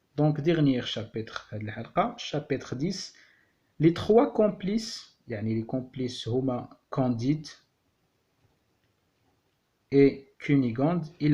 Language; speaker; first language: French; non-native, local second language; Arabic